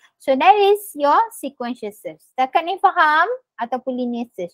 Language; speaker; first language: English; non-native, local second language; Malay